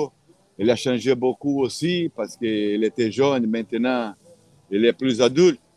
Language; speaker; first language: French; non-native, fluent; Portuguese